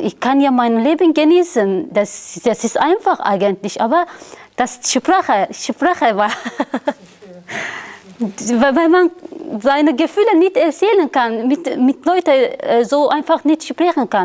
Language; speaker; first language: German; non-native, learner; Turkish